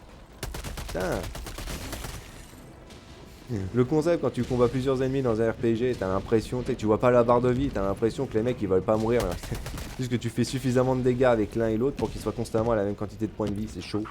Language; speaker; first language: French; native; French